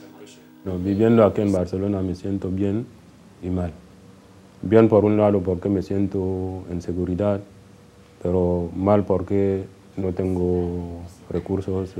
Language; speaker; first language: Spanish; non-native, fluent; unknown